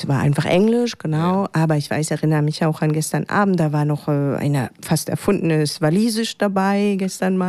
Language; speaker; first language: German; native; German